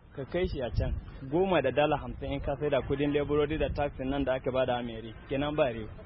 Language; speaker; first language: Hausa; non-native, local second language; Kanuri